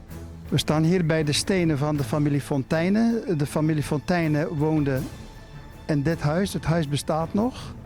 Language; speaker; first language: Dutch; native; Dutch